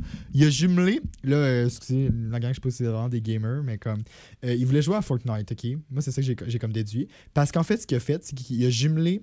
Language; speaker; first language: French; native; French